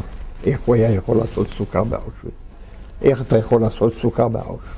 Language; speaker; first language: Hebrew; non-native, fluent; Yiddish